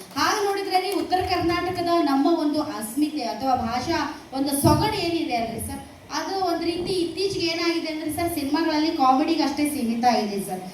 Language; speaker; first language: Kannada; native; Kannada